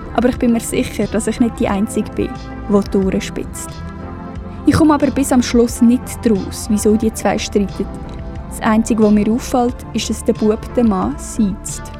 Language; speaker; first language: German; native; German